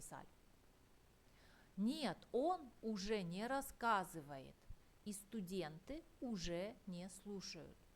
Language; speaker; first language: Russian; non-native, fluent; Turkish